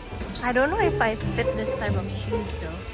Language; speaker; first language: English; non-native, fluent; Indonesian